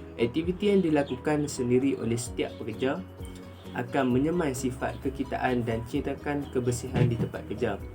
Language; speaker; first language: Malay; native; Malay